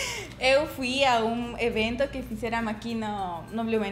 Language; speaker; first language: Portuguese; non-native, learner; Spanish